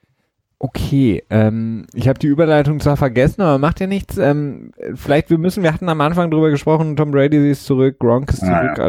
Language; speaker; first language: German; native; German